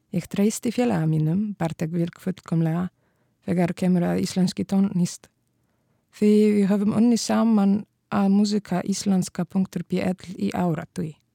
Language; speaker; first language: Icelandic; non-native, fluent; Polish